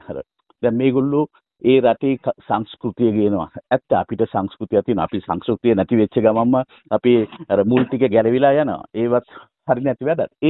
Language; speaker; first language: Sinhala; non-native, local second language; Tamil